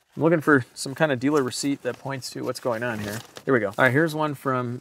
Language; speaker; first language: English; native; English